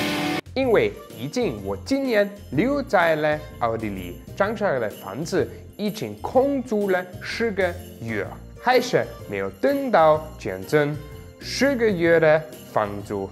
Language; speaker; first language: Chinese; non-native, fluent; German